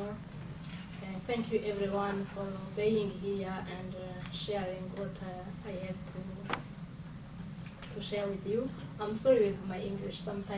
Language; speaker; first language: English; non-native, local second language; Kinyarwanda